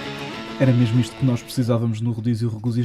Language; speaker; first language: Portuguese; native; Portuguese